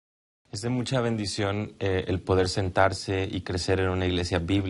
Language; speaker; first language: Spanish; native; Spanish